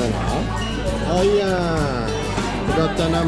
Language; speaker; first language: Japanese; native; Japanese